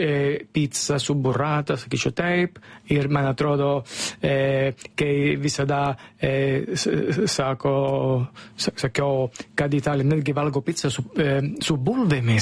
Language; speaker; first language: Lithuanian; non-native, learner; Italian